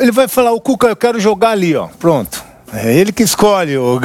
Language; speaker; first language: Portuguese; native; Portuguese